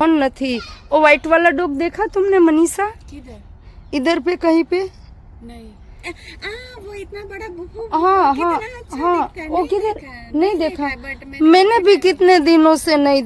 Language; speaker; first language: Hindi; non-native, local second language; Gujarati